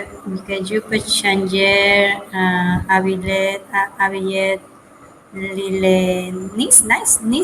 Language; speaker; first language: French; non-native, learner; Spanish